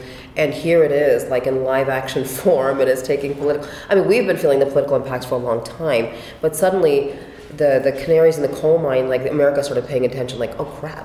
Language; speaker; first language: English; native; English